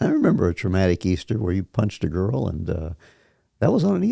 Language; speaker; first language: English; native; English